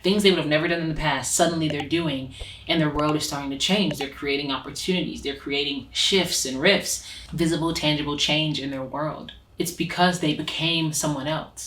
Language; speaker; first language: English; native; English